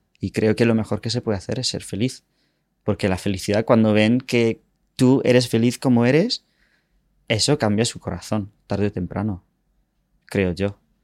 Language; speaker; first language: Spanish; non-native, fluent; English